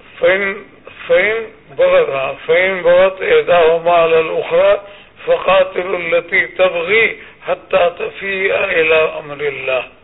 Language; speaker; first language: Urdu; native; Urdu